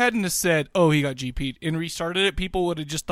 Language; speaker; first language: English; native; English